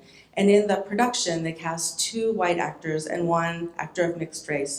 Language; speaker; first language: English; native; English